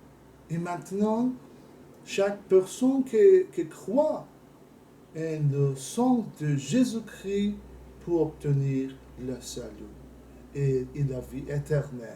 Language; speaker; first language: French; non-native, learner; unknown